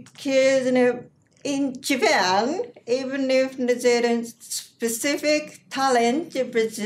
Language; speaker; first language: English; non-native, learner; Japanese